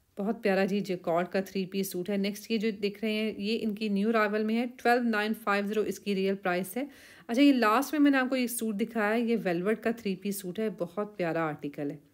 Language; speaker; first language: Urdu; native; Urdu